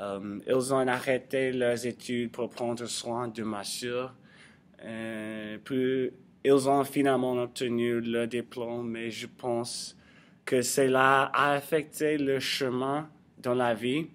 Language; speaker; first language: French; non-native, learner; English